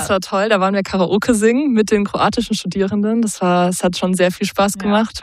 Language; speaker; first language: German; native; German